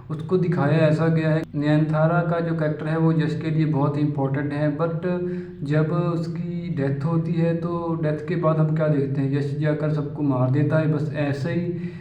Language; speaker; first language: Hindi; native; Hindi